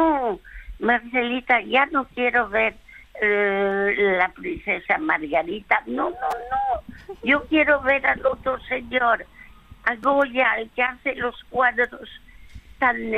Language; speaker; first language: Spanish; early bilingual, other home language; French